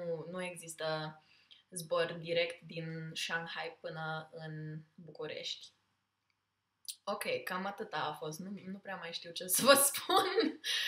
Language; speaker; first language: Romanian; early bilingual, heritage; Romanian